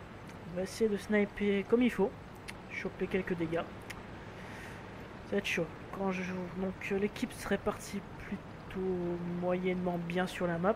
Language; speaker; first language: French; native; French